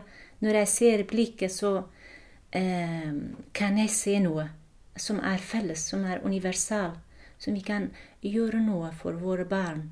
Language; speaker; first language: Norwegian; non-native, fluent; Kurdish